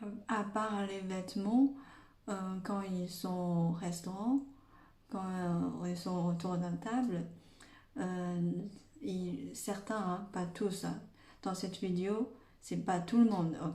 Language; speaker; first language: French; non-native, fluent; Chinese